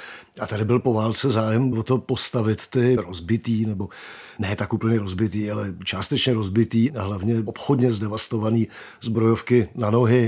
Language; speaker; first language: Czech; native; Czech